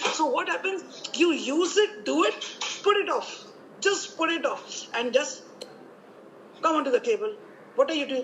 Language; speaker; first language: English; non-native, local second language; Punjabi